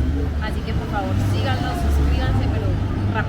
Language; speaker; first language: Spanish; native; Spanish